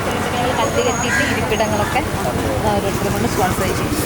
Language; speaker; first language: Malayalam; native; Malayalam